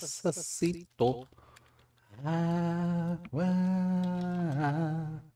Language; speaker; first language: Spanish; non-native, learner; English